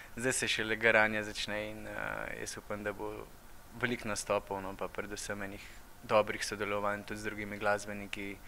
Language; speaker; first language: Slovenian; native; Slovenian